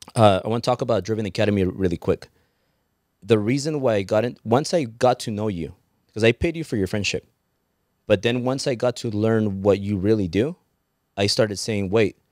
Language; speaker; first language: English; early bilingual, other home language; Spanish